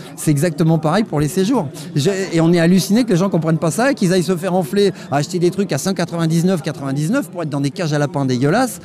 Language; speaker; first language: French; native; French